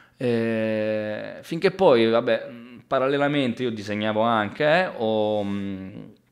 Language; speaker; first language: Italian; native; Italian